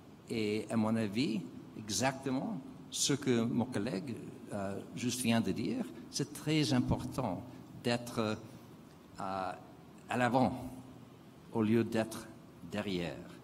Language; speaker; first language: French; non-native, fluent; English